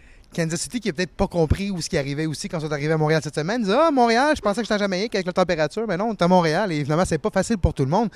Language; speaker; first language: French; native; French